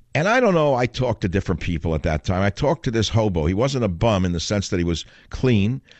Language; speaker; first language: English; native; English